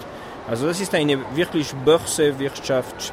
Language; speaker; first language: German; non-native, fluent; French